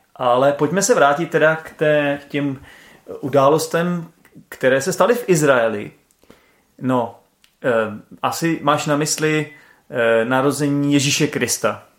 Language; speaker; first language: Czech; native; Czech